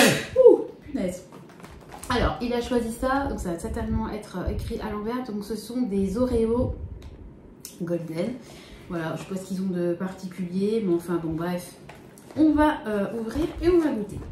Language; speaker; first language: French; native; French